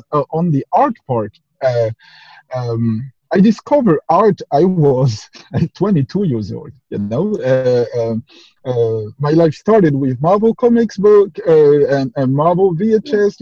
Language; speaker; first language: English; non-native, fluent; French